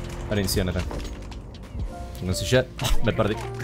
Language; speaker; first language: English; non-native, fluent; Spanish